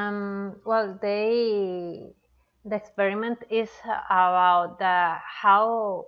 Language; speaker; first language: English; non-native, learner; Spanish